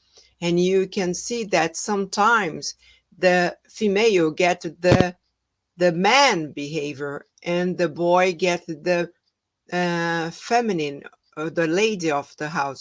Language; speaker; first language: English; non-native, fluent; Portuguese